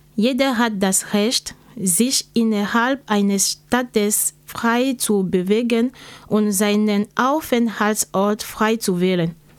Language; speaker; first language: German; non-native, learner; French